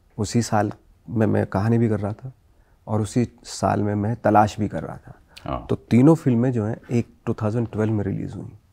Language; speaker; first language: Hindi; native; Hindi